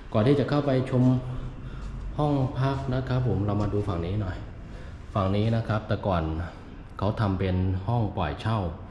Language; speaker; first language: Thai; non-native, fluent; Chinese